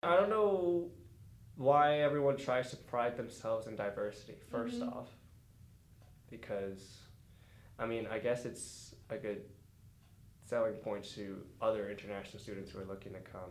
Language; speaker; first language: English; non-native, local second language; Cantonese